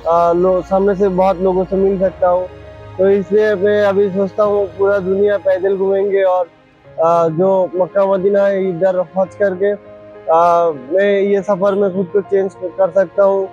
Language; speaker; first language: Hindi; non-native, fluent; Bangla